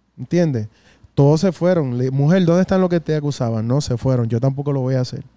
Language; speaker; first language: Spanish; native; Spanish